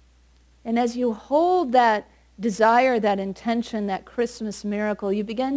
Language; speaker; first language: English; native; English